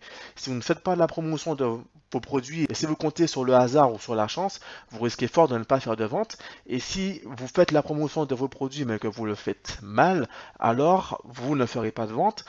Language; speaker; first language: French; native; French